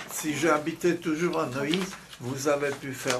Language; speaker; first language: French; non-native, fluent; Czech